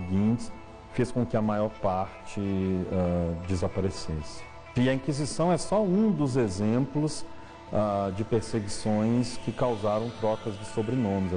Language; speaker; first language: Portuguese; native; Portuguese